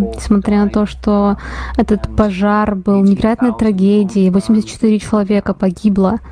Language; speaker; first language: Russian; non-native, fluent; Hindi